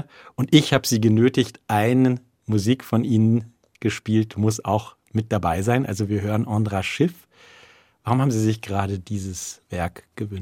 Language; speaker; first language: German; native; German